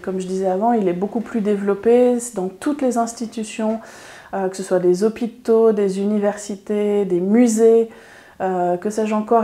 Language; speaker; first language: French; native; French